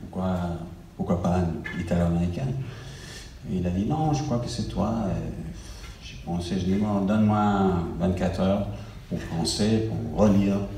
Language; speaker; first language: French; non-native, fluent; English